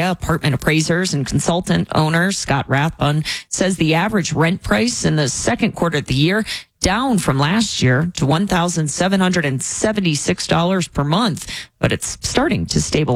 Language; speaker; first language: English; native; English